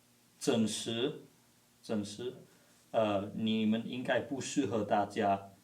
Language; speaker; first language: Chinese; non-native, fluent; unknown